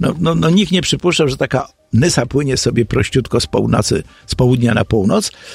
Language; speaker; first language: Polish; native; Polish